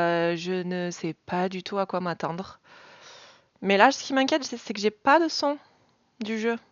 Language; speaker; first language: French; native; French